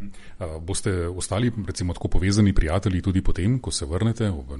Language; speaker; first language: Slovenian; native; Slovenian